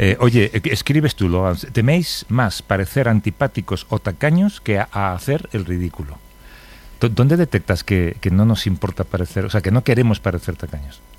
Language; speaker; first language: Spanish; native; Spanish